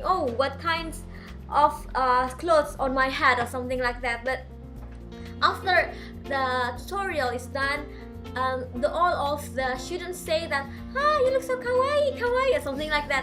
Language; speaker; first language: English; non-native, local second language; Indonesian